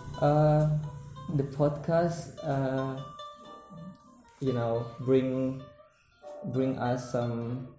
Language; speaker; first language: English; non-native, learner; Indonesian